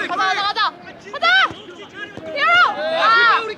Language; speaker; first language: Korean; native; Korean